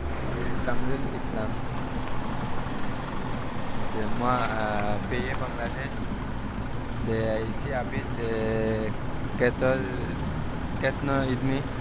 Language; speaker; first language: French; non-native, learner; Bangla